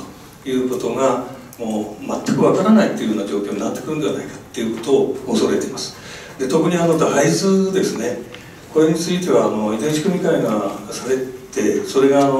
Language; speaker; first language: Japanese; native; Japanese